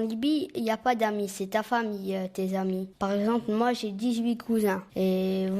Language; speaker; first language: French; early bilingual, other home language; Arabic